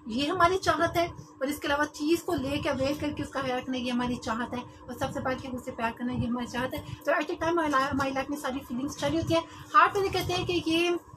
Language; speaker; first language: Urdu; non-native, local second language; Punjabi